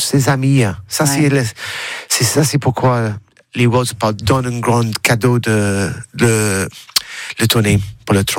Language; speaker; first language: French; non-native, learner; English